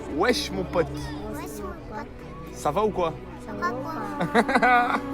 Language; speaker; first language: French; native; French